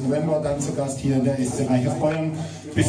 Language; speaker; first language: German; native; German